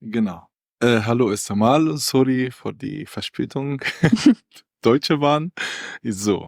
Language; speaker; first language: German; non-native, learner; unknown